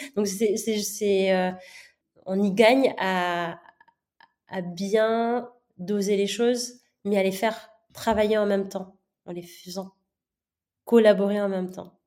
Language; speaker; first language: French; non-native, local second language; Gujarati